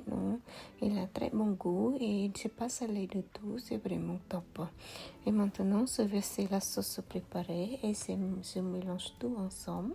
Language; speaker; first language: French; non-native, fluent; Khmer